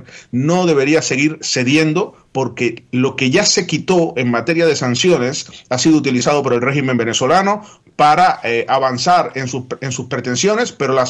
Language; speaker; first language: Spanish; native; Spanish